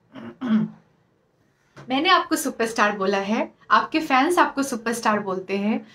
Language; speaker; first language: Hindi; native; Hindi